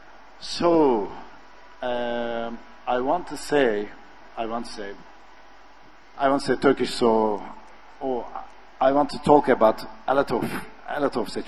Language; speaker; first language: English; non-native, learner; Turkish